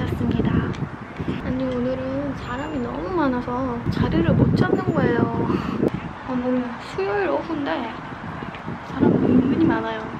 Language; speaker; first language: Korean; non-native, fluent; Estonian